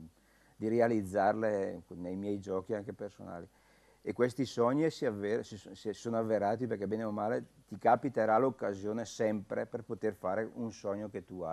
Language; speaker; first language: Italian; native; Italian